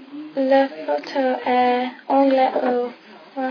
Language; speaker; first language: French; non-native, learner; English